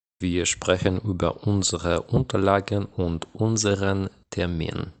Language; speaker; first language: German; non-native, fluent; Ukrainian